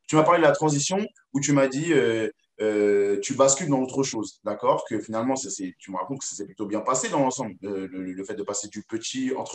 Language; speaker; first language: French; native; French